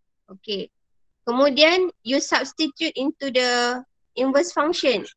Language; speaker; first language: English; non-native, local second language; Malay